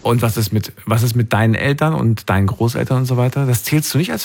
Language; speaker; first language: German; native; German